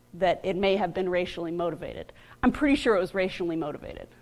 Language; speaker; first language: English; native; English